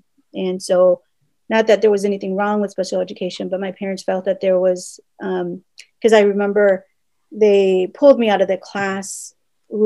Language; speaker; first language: English; early bilingual, other home language; Spanish